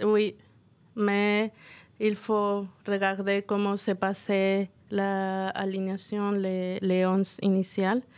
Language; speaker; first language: French; non-native, fluent; Spanish